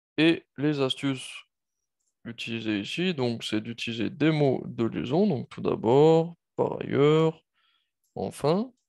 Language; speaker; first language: French; native; French